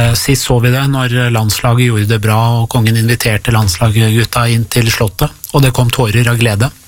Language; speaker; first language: Norwegian; early bilingual, other home language; Persian